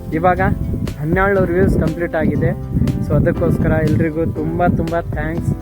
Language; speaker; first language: Kannada; non-native, local second language; Lambadi